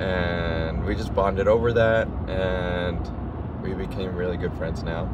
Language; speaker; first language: English; native; English